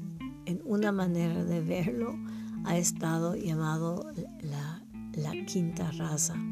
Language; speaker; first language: Spanish; non-native, learner; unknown